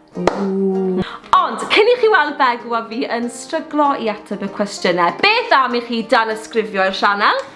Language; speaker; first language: Welsh; native; Welsh